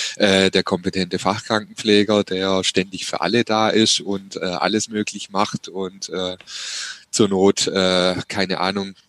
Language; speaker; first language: German; native; German